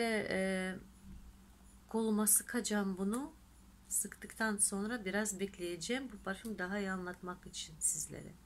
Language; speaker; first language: Turkish; non-native, fluent; Russian